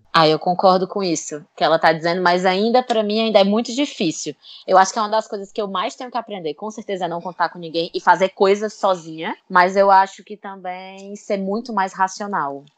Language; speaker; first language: Portuguese; native; Portuguese